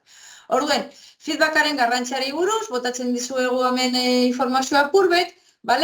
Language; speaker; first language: Basque; native; Basque